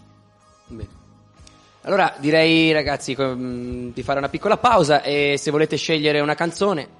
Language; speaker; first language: Italian; native; Italian